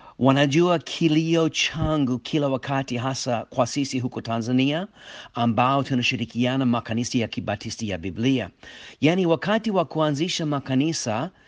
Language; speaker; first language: Swahili; non-native, fluent; English